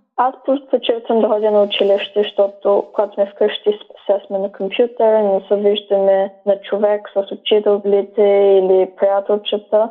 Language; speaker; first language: Bulgarian; early bilingual, heritage; Bulgarian